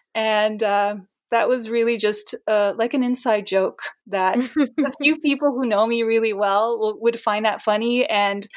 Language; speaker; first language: English; non-native, fluent; Portuguese